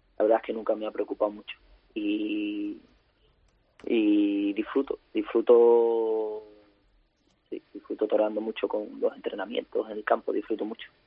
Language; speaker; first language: Spanish; native; Spanish